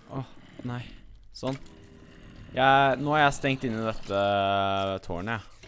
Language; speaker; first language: Norwegian; native; Norwegian